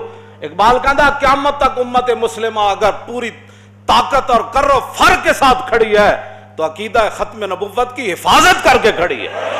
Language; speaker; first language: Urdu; non-native, local second language; Punjabi